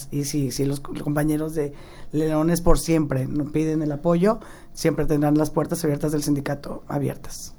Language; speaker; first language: Spanish; native; Spanish